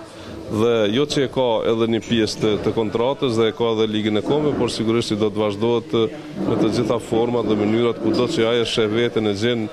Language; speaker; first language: Albanian; native; Albanian